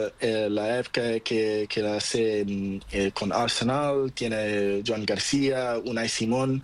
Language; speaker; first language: Spanish; non-native, learner; Portuguese